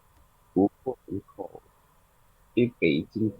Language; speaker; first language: Chinese; non-native, learner; Indonesian